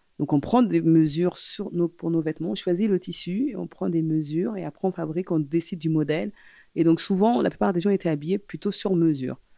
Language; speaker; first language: French; early bilingual, other home language; Fula